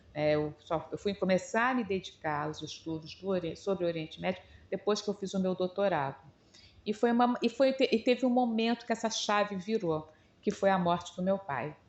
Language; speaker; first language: Portuguese; native; Portuguese